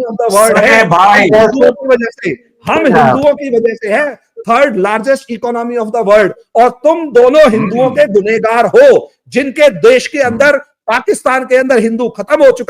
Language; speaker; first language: Hindi; native; Hindi